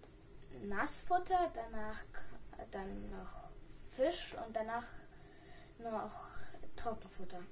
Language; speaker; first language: German; early bilingual, other home language; Russian